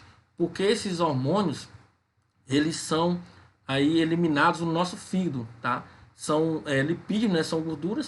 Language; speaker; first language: Portuguese; native; Portuguese